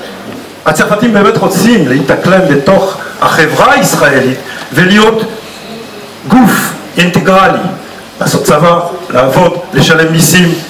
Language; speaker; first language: Hebrew; non-native, fluent; French